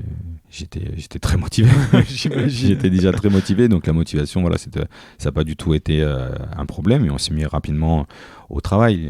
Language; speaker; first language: French; native; French